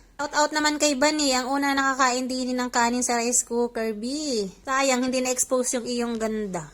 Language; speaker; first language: Filipino; native; Filipino